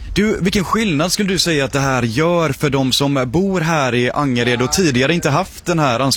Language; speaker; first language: Swedish; native; Swedish